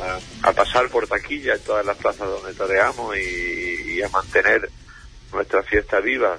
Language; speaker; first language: Spanish; native; Spanish